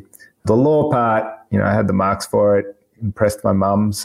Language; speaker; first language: English; native; English